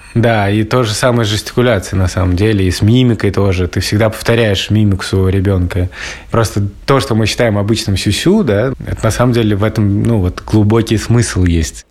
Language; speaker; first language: Russian; native; Russian